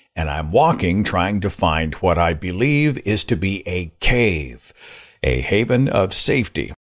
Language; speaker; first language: English; native; English